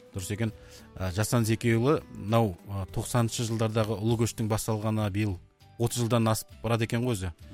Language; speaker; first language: Kazakh; native; Kazakh